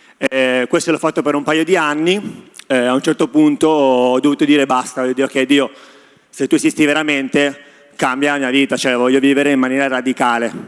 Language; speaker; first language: Italian; native; Italian